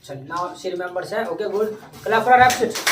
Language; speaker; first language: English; non-native, local second language; Hindi